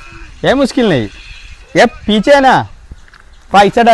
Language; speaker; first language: Hindi; non-native, local second language; Malayalam